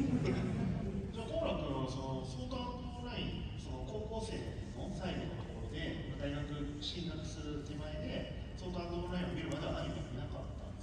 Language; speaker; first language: Japanese; native; Japanese